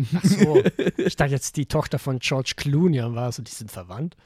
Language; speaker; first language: German; native; German